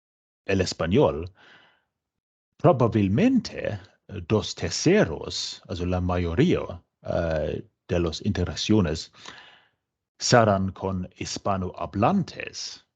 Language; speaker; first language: Spanish; non-native, fluent; English